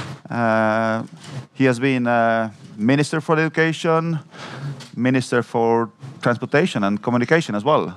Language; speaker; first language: English; non-native, fluent; Estonian